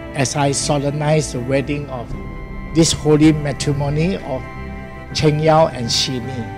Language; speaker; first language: English; non-native, local second language; Chinese